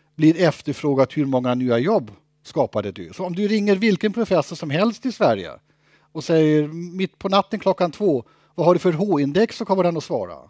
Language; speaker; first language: Swedish; non-native, fluent; German